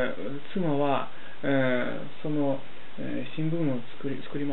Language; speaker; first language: Japanese; non-native, learner; Russian